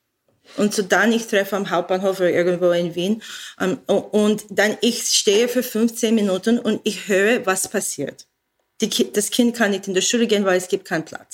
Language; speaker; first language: German; non-native, learner; English